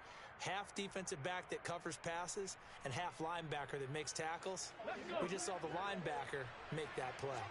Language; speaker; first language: English; native; English